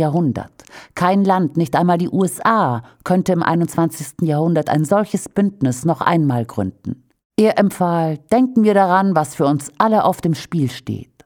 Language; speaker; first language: German; native; German